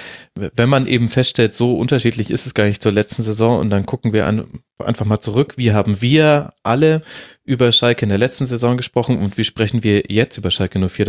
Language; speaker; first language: German; native; German